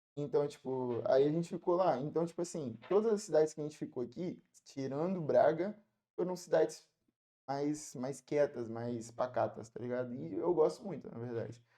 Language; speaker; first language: Portuguese; native; Portuguese